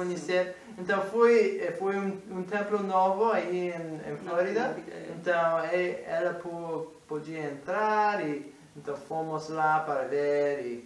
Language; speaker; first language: Portuguese; non-native, fluent; English